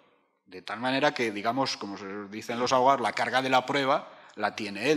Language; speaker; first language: Spanish; native; Spanish